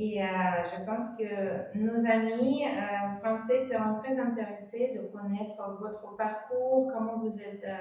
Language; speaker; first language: French; non-native, fluent; Russian